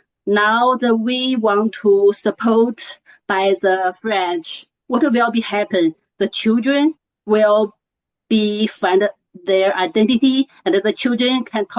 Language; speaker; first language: English; non-native, learner; Chinese